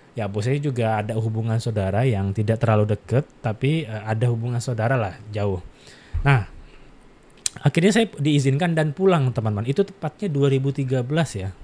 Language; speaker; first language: Indonesian; native; Indonesian